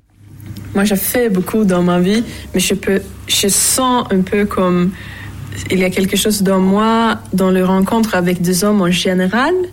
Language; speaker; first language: French; non-native, fluent; Swedish